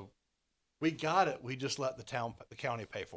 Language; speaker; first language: English; native; English